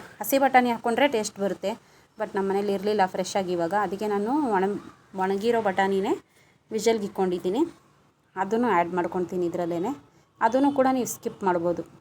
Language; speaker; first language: Kannada; non-native, local second language; Urdu